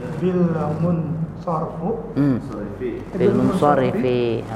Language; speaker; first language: Arabic; non-native, learner; Indonesian